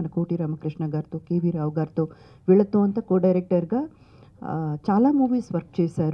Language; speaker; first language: Telugu; native; Telugu